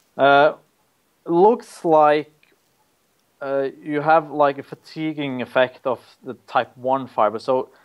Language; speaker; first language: English; non-native, fluent; Norwegian